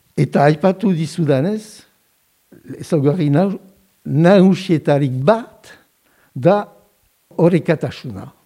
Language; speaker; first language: Basque; non-native, local second language; French